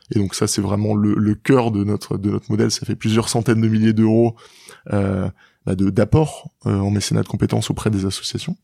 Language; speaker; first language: French; native; French